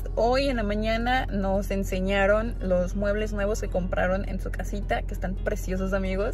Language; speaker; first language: Spanish; native; Spanish